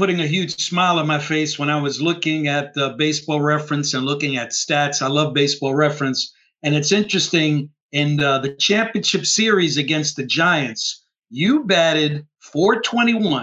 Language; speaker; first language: English; native; English